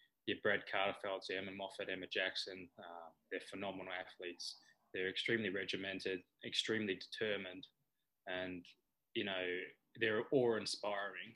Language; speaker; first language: English; native; English